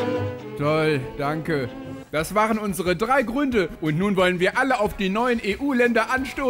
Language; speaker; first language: German; native; German